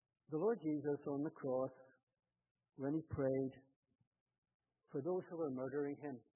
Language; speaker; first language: English; native; English